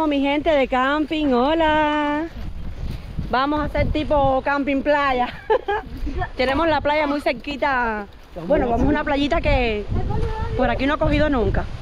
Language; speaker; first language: Spanish; native; Spanish